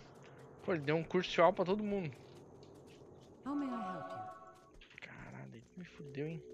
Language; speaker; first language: Portuguese; native; Portuguese